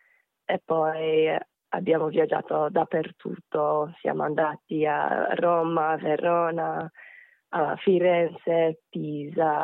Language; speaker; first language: Italian; non-native, fluent; Korean